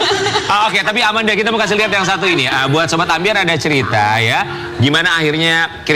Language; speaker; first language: Indonesian; native; Indonesian